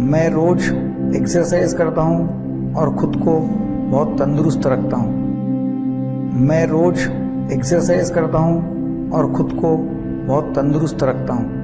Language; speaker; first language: Hindi; non-native, local second language; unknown